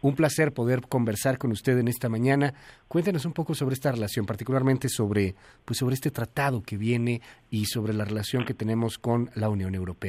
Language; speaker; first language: Spanish; native; Spanish